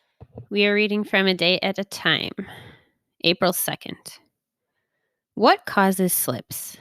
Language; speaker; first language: English; native; English